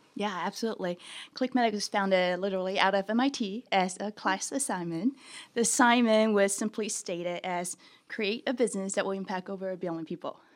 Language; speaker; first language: English; early bilingual, other home language; Chinese